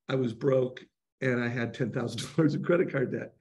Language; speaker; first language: English; native; English